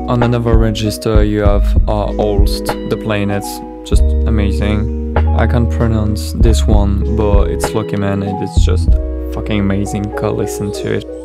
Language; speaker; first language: English; non-native, fluent; French